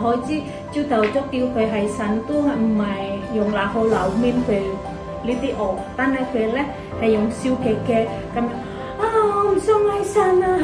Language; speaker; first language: Cantonese; non-native, fluent; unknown